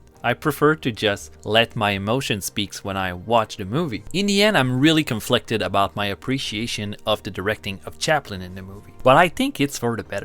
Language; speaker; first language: English; non-native, fluent; French